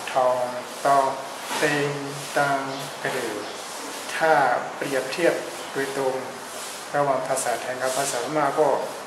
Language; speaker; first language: Thai; non-native, fluent; Burmese